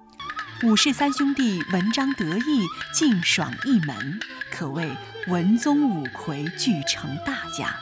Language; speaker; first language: Chinese; native; Chinese